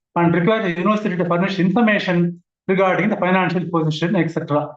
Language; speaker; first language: English; non-native, local second language; Tamil